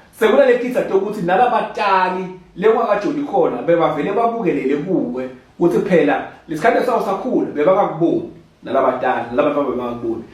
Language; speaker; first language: Zulu; non-native, local second language; Swati